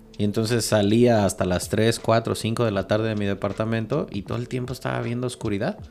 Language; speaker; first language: Spanish; native; Spanish